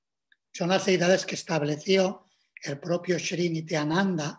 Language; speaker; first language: Spanish; native; Spanish